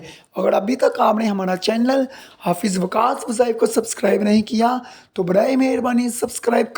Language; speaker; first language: Urdu; native; Urdu